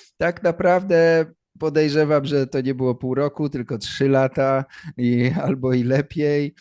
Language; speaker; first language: Polish; native; Polish